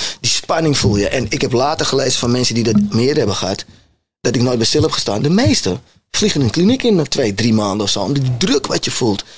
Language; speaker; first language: Dutch; native; Dutch